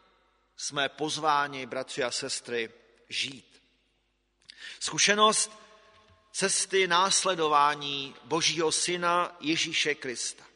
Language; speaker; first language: Czech; native; Czech